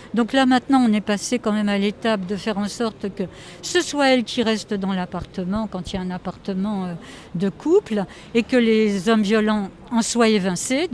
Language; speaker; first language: French; native; French